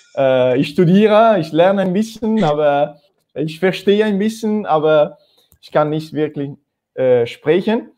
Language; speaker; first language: German; non-native, fluent; Italian